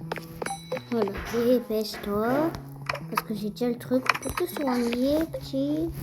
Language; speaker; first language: French; native; French